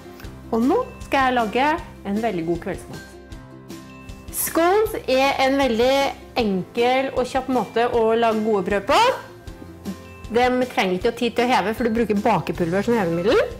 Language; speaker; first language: Norwegian; native; Norwegian